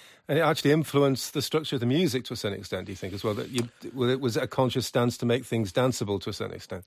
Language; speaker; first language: English; native; English